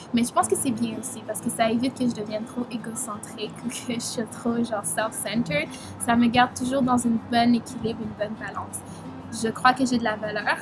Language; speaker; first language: French; early bilingual, other home language; Haitian Creole